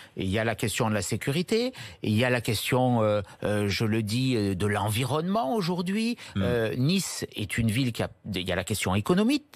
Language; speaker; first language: French; native; French